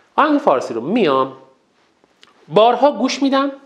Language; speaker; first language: Persian; non-native, local second language; Azerbaijani